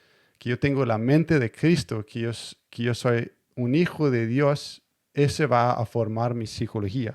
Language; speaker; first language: Spanish; non-native, learner; Danish